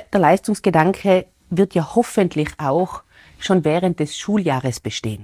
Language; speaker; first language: German; native; German